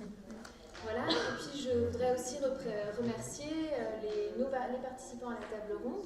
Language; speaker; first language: French; native; French